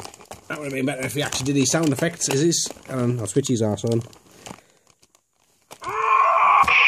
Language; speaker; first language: English; native; English